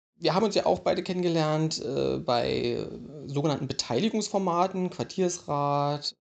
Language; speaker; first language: German; native; German